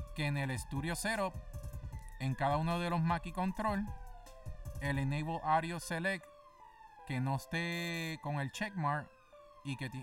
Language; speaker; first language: Spanish; native; Spanish